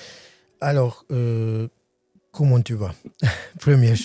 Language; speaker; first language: French; non-native, learner; Armenian